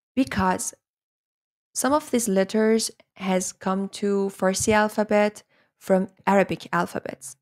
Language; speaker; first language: English; non-native, fluent; Persian